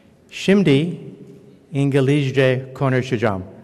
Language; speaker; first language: Turkish; non-native, learner; English